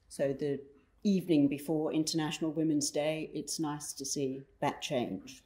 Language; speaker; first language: English; native; English